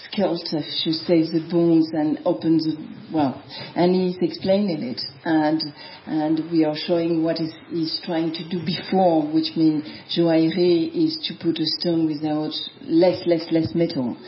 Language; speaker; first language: English; non-native, fluent; French